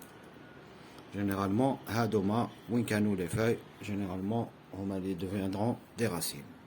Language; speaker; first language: French; non-native, local second language; Arabic